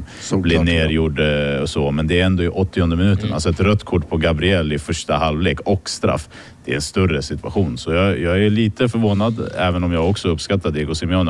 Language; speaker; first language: Swedish; native; Swedish